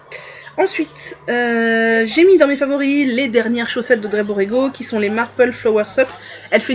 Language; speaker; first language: French; native; French